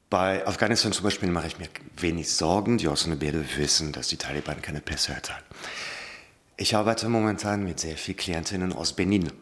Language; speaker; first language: German; non-native, fluent; French